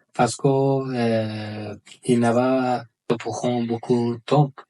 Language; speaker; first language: French; non-native, learner; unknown